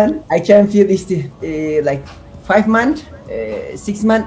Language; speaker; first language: English; non-native, learner; Turkish